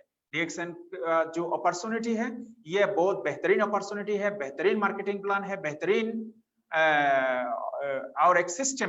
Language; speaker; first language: Hindi; non-native, fluent; Bangla